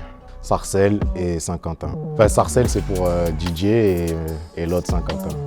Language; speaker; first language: French; native; French